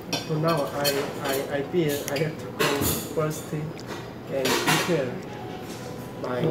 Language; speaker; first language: English; non-native, learner; Korean